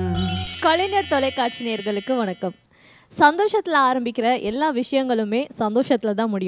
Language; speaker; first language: Tamil; native; Tamil